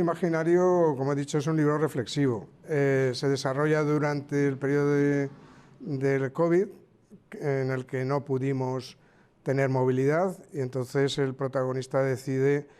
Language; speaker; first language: Spanish; native; Spanish